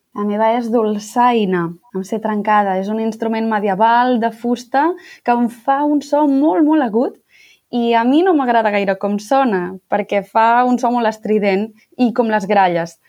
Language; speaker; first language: Catalan; native; Catalan